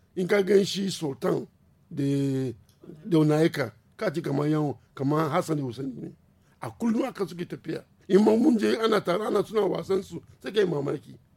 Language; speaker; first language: Hausa; non-native, local second language; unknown